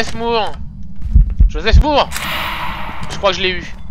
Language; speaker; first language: French; native; French